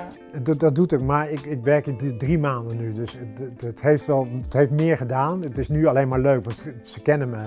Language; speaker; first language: Dutch; native; Dutch